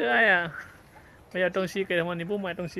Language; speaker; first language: Chinese; non-native, learner; Thai